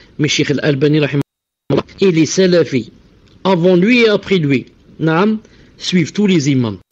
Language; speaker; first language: French; non-native, local second language; Arabic